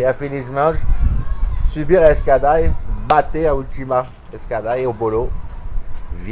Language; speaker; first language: Portuguese; non-native, fluent; French